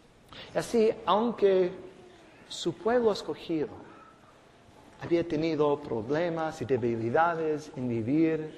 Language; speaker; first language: Spanish; non-native, fluent; English